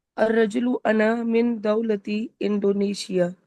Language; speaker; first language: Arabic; non-native, learner; Urdu